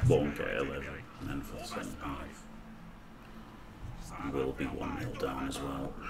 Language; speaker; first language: English; native; English